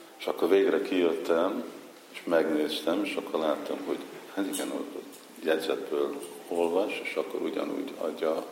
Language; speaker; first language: Hungarian; early bilingual, heritage; Hungarian